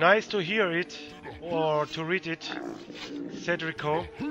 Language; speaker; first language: English; non-native, learner; German